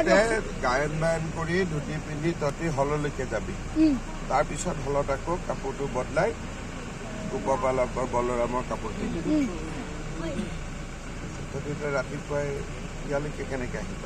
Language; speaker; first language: Assamese; native; Assamese